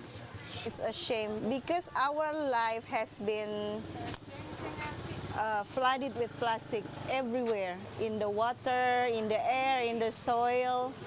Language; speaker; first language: English; non-native, fluent; Indonesian